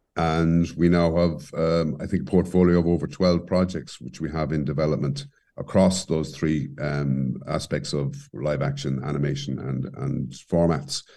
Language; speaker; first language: English; native; English